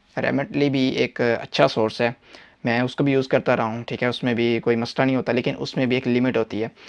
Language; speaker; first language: Hindi; non-native, local second language; Punjabi